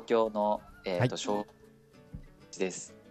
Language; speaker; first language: Japanese; native; Japanese